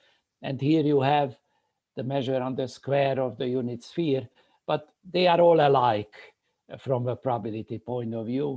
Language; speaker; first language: English; non-native, fluent; Hungarian